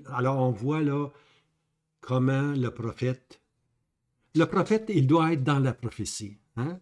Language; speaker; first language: French; native; French